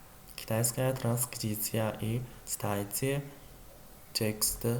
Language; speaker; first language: Russian; non-native, learner; Chinese